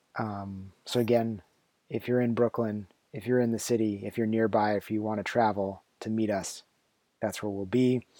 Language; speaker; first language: English; native; English